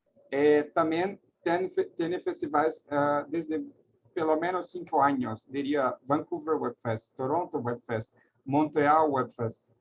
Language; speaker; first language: Spanish; non-native, learner; Portuguese